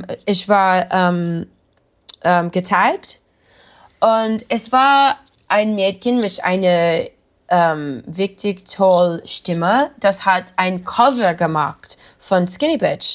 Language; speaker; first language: German; non-native, learner; English